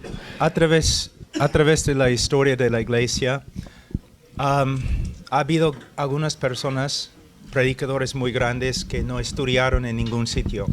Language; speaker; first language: Spanish; non-native, fluent; English